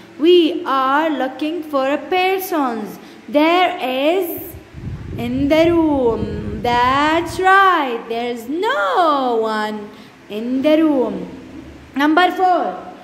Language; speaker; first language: English; non-native, fluent; Arabic